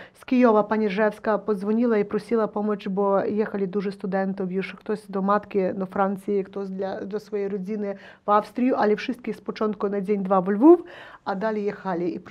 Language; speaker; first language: Polish; non-native, learner; Ukrainian